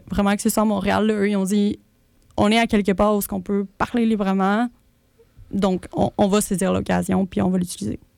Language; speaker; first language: French; early bilingual, other home language; Spanish